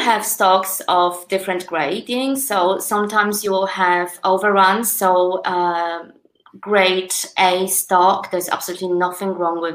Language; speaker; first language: English; non-native, fluent; Polish